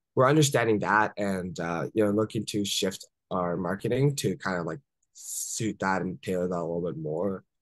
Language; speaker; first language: English; native; English